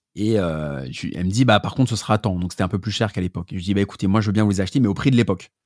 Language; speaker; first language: French; native; French